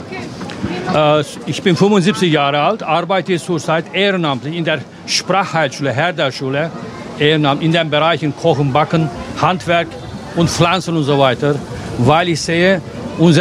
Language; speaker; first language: German; non-native, fluent; Turkish